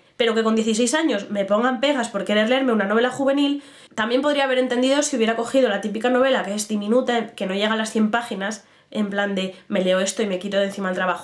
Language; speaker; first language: Spanish; native; Spanish